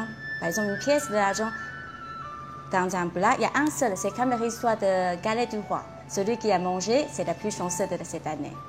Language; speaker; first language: French; non-native, fluent; Chinese